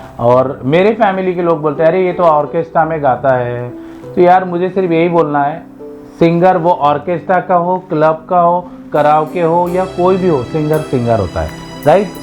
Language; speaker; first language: Hindi; non-native, local second language; Malayalam